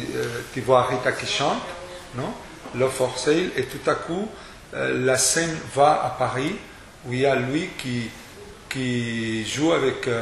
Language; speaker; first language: French; non-native, fluent; Spanish